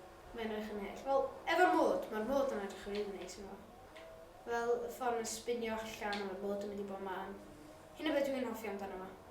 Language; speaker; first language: Welsh; non-native, local second language; English